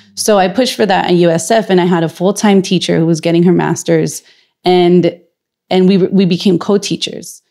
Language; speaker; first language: English; native; English